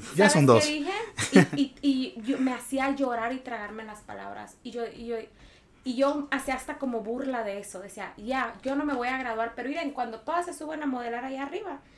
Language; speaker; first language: Spanish; native; Spanish